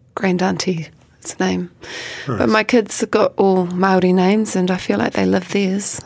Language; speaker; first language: English; native; English